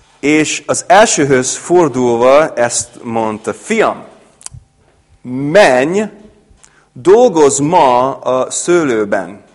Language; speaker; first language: Hungarian; non-native, fluent; English